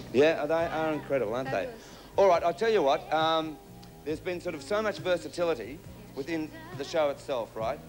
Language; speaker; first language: English; native; English